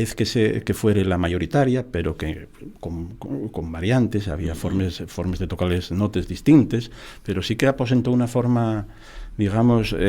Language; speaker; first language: Spanish; native; Spanish